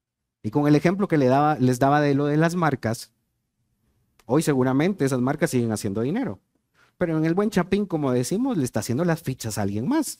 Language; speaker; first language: Spanish; native; Spanish